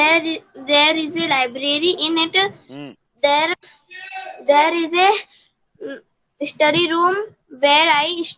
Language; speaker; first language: English; non-native, learner; Hindi